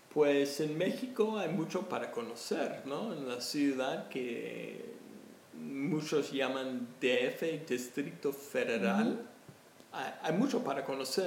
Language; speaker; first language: Spanish; non-native, fluent; English